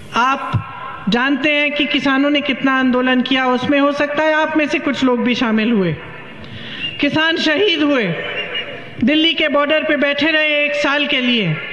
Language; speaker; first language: Hindi; native; Hindi